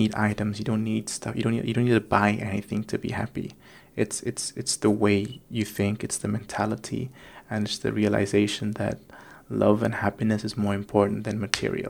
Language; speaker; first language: English; non-native, fluent; Indonesian